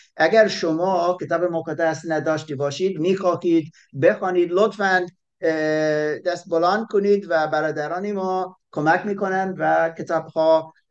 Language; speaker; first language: Persian; non-native, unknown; English